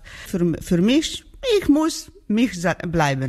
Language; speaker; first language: German; non-native, learner; Georgian